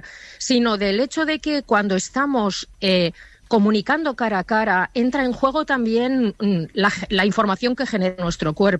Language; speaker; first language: Spanish; native; Spanish